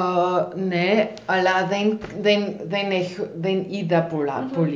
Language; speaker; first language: Greek; non-native, learner; German